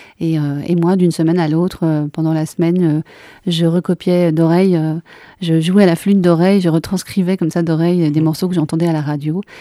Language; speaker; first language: French; native; French